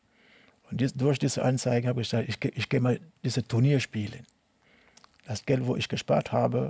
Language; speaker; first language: German; non-native, learner; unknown